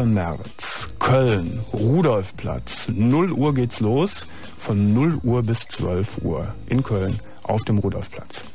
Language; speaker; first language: German; native; German